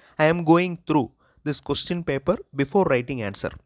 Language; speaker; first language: English; non-native, local second language; Tamil